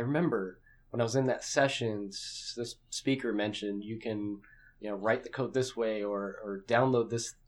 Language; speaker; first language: English; native; English